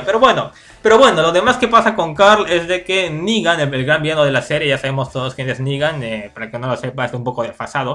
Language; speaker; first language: Spanish; native; Spanish